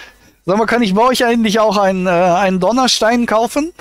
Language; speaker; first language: German; native; German